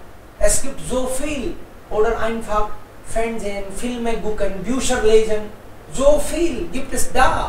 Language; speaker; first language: German; non-native, fluent; Hindi